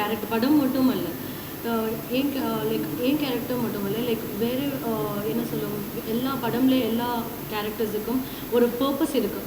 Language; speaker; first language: Tamil; non-native, learner; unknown